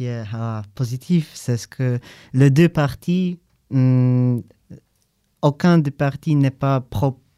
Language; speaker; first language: French; non-native, learner; Polish